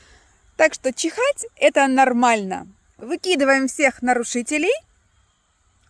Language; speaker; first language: Russian; native; Russian